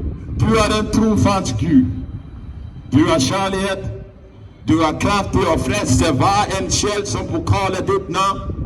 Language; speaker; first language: Norwegian; non-native, fluent; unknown